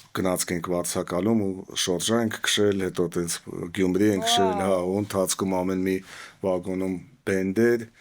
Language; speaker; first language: Armenian; native; Armenian